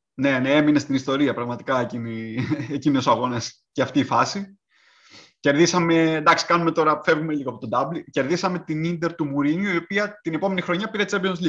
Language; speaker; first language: Greek; native; Greek